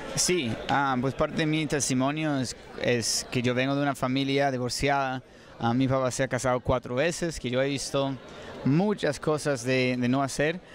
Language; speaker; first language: Spanish; non-native, fluent; English